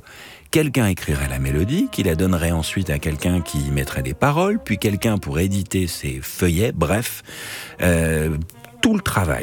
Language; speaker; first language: French; native; French